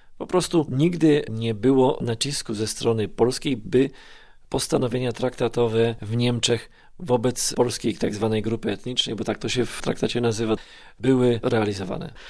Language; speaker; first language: Polish; native; Polish